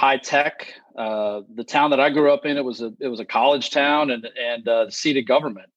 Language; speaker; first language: English; native; English